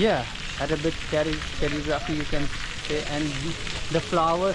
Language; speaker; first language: English; non-native, learner; Hindi